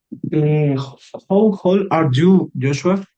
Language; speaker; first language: English; non-native, learner; Spanish